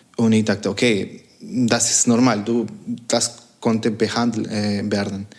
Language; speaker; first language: German; non-native, fluent; Spanish